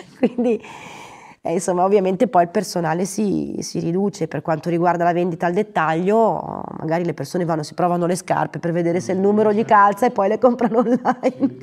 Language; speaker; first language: Italian; native; Italian